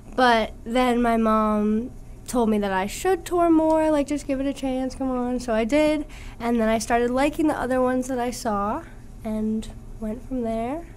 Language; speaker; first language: English; native; English